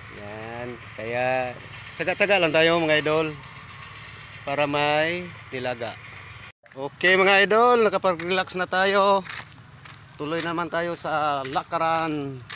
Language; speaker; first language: Filipino; non-native, local second language; Cebuano